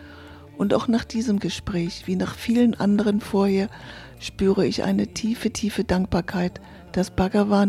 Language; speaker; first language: German; native; German